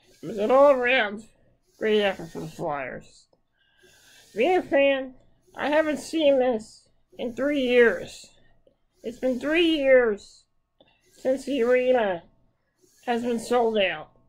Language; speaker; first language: English; native; English